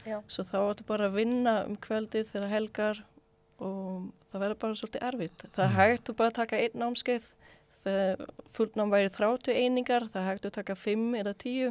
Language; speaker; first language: Icelandic; non-native, fluent; Swedish